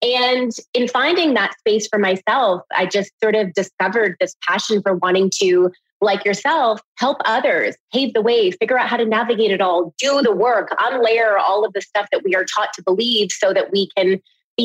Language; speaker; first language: English; native; English